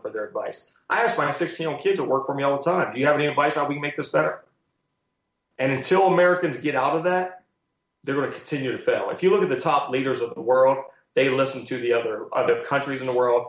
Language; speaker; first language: English; native; English